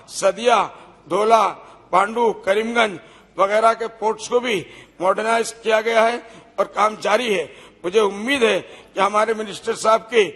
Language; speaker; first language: Hindi; non-native, local second language; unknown